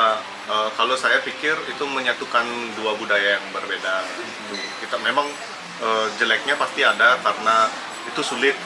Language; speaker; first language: Indonesian; non-native, local second language; Balinese